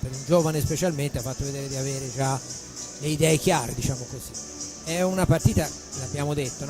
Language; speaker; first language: Italian; native; Italian